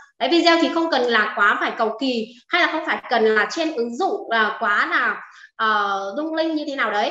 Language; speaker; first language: Vietnamese; non-native, local second language; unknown